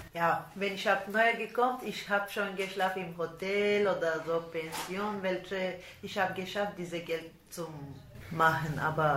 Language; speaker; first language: German; non-native, learner; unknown